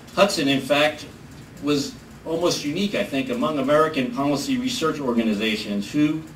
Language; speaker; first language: English; native; English